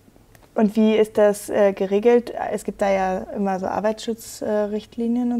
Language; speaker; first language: German; native; German